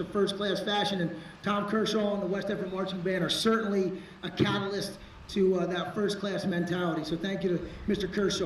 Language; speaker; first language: English; native; English